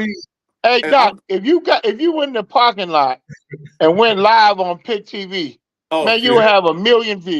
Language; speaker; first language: English; native; English